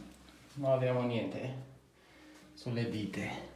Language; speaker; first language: Italian; non-native, fluent; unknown